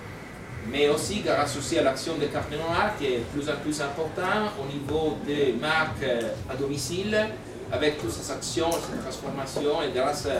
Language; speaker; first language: French; non-native, fluent; Italian